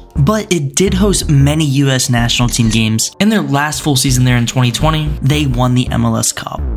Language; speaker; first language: English; native; English